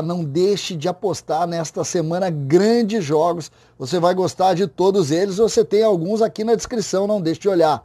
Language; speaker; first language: Portuguese; native; Portuguese